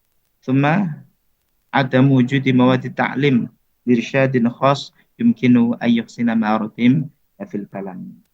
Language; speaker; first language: Arabic; non-native, fluent; Indonesian